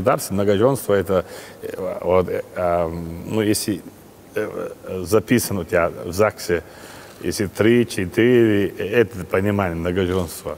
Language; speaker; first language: Russian; non-native, local second language; Chechen